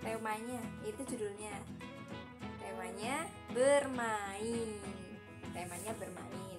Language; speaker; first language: Indonesian; native; Indonesian